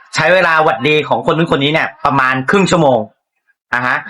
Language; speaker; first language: Thai; native; Thai